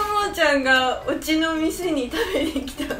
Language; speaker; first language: Japanese; non-native, fluent; Chinese